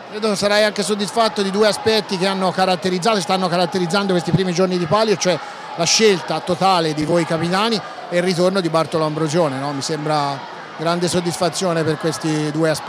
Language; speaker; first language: Italian; native; Italian